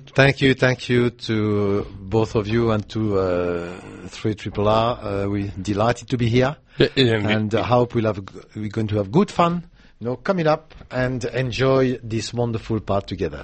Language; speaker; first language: English; non-native, fluent; French